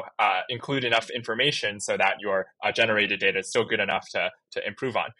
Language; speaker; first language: English; native; English